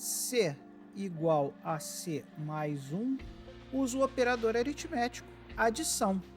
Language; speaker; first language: Portuguese; native; Portuguese